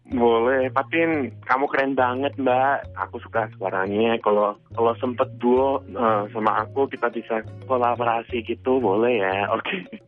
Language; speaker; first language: Indonesian; non-native, fluent; English